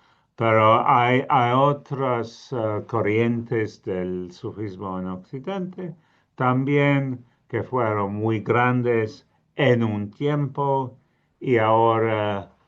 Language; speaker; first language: Spanish; non-native, fluent; English